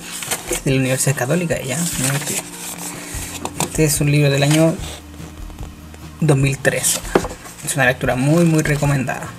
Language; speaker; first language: Spanish; native; Spanish